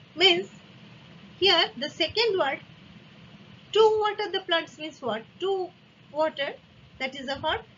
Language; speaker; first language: English; non-native, local second language; Bangla